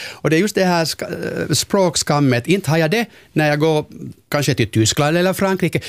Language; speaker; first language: Swedish; non-native, local second language; Finnish